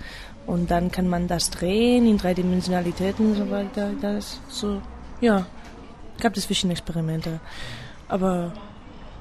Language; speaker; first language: German; non-native, fluent; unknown